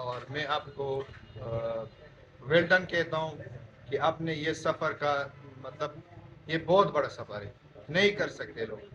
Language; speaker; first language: Hindi; non-native, local second language; Pashto